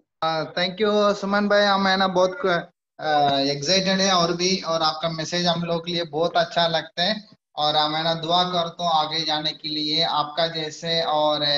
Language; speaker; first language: Hindi; non-native, fluent; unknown